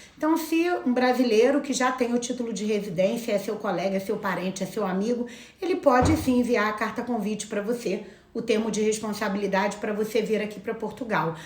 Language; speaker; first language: Portuguese; native; Portuguese